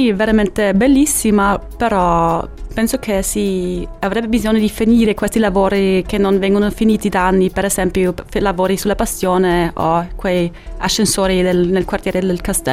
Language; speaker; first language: Italian; non-native, fluent; German